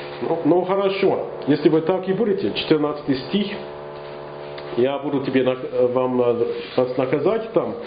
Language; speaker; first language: Russian; non-native, learner; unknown